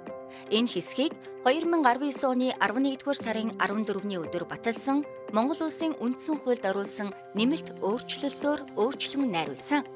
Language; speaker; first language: Mongolian; native; Mongolian